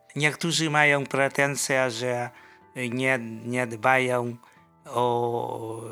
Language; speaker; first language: Polish; non-native, fluent; Vietnamese